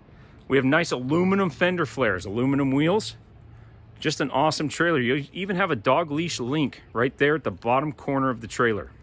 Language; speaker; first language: English; native; English